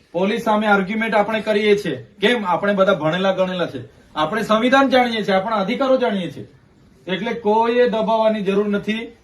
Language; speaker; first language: Gujarati; non-native, local second language; Vasavi